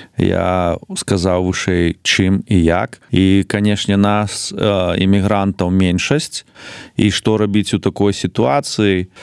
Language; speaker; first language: Belarusian; non-native, local second language; Russian